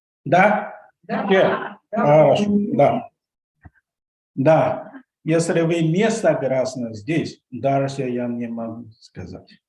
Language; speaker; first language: Russian; non-native, learner; Chinese